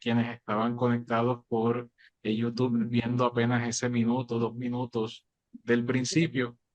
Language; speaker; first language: Spanish; native; Spanish